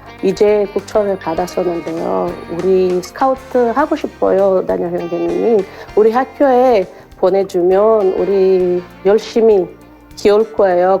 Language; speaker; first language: Korean; non-native, learner; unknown